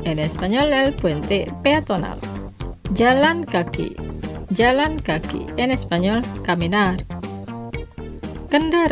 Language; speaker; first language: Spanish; non-native, fluent; Indonesian